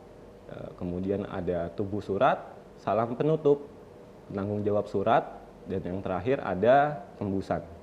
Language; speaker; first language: Indonesian; native; Indonesian